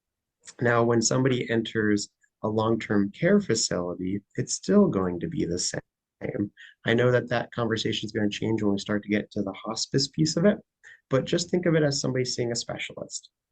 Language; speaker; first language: English; native; English